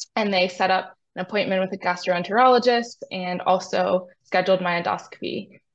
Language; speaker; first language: English; native; English